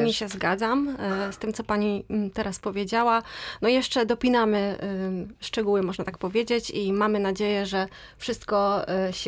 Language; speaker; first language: Polish; native; Polish